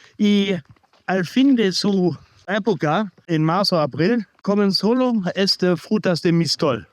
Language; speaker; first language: Spanish; non-native, learner; German